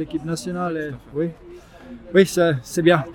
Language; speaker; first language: French; non-native, learner; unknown